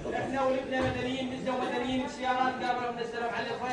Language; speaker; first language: Arabic; native; Arabic